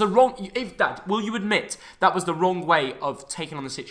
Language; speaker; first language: English; native; English